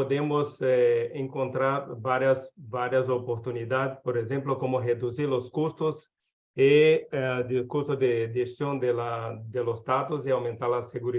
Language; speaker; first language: Spanish; non-native, learner; Portuguese